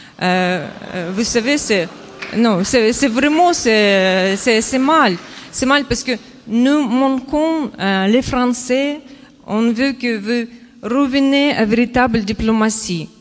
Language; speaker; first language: French; non-native, learner; Russian